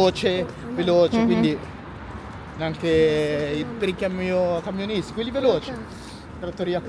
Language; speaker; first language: Italian; early bilingual, other home language; Filipino